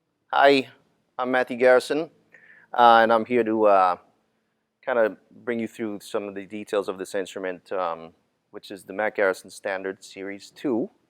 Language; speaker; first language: English; native; English